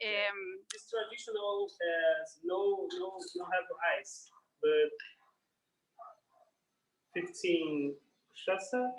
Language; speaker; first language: English; non-native, learner; Portuguese